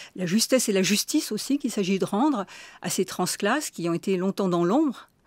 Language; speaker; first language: French; native; French